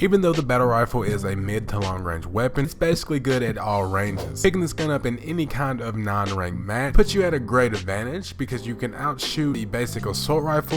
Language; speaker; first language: English; native; English